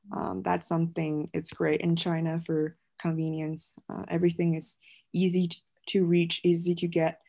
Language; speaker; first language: English; non-native, fluent; Chinese